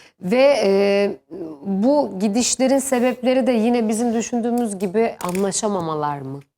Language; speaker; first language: Turkish; native; Turkish